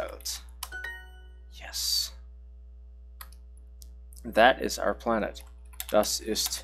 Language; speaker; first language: German; non-native, learner; English